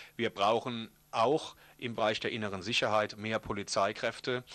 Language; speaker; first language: German; native; German